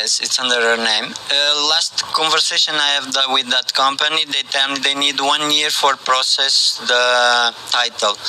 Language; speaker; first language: English; non-native, learner; Portuguese